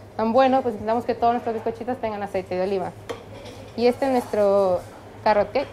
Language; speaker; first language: Spanish; native; Spanish